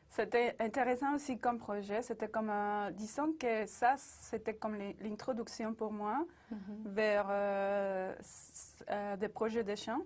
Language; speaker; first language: French; non-native, fluent; Spanish